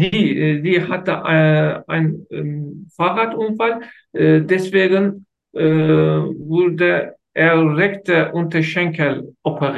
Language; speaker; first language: German; non-native, learner; Turkish